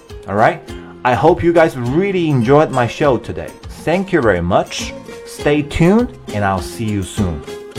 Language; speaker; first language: English; non-native, fluent; Chinese